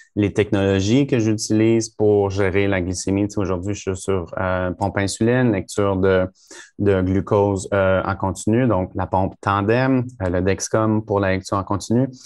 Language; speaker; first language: French; native; French